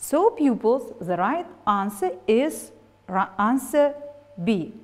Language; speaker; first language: English; non-native, fluent; Russian